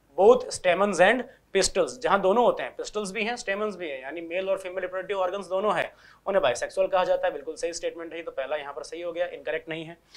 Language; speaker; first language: Hindi; native; Hindi